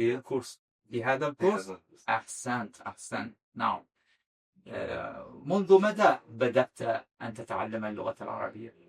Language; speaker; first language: Arabic; non-native, fluent; Azerbaijani